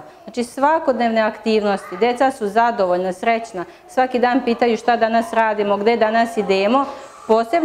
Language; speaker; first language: Serbian; native; Serbian